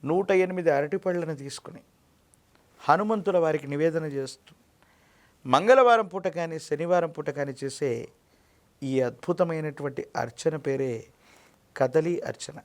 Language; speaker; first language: Telugu; native; Telugu